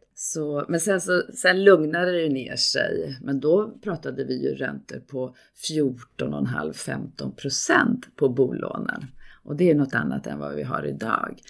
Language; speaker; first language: Swedish; native; Swedish